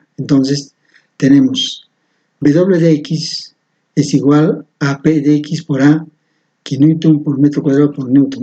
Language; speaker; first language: Spanish; native; Spanish